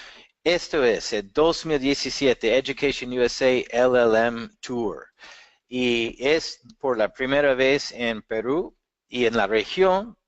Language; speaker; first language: Spanish; non-native, fluent; English